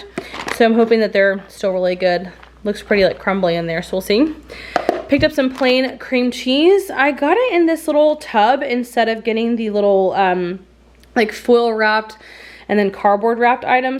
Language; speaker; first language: English; native; English